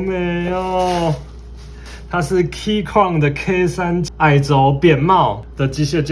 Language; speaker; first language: Chinese; native; Chinese